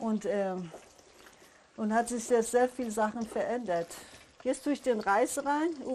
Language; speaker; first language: German; non-native, learner; Persian